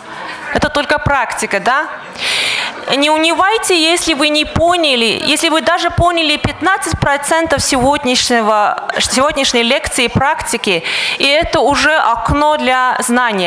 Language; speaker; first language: Russian; non-native, fluent; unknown